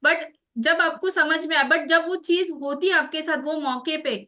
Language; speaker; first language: Hindi; non-native, local second language; Marathi